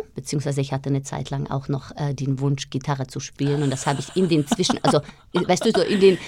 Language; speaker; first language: German; non-native, fluent; Slovak